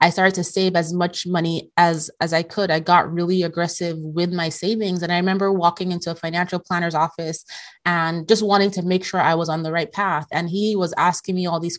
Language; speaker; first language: English; non-native, local second language; Yoruba